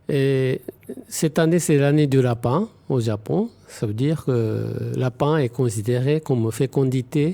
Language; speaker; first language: French; non-native, fluent; Japanese